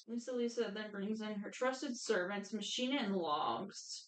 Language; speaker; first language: English; native; English